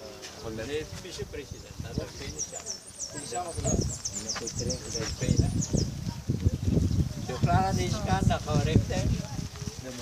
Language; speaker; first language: Dutch; non-native, local second language; Javanese